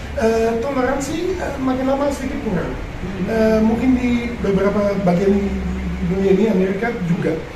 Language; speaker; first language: Indonesian; non-native, fluent; Dutch